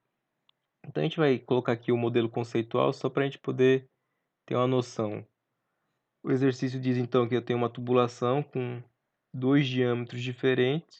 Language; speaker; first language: Portuguese; native; Portuguese